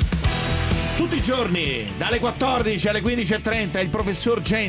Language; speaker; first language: Italian; native; Italian